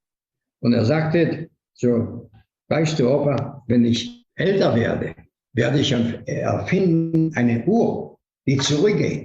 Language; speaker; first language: German; non-native, fluent; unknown